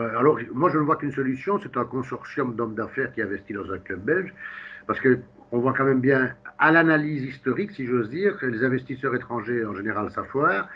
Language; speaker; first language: French; native; French